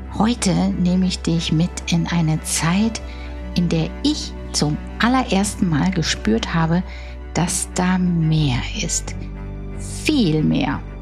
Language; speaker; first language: German; native; German